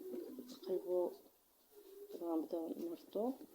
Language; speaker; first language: Arabic; native; Arabic